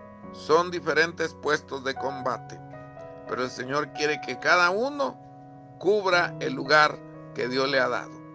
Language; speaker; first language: Spanish; native; Spanish